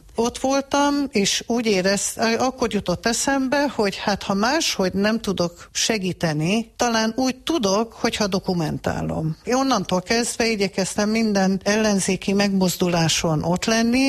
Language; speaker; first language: Hungarian; early bilingual, heritage; Hungarian